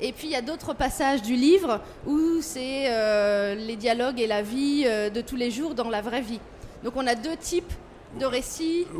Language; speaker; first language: French; native; French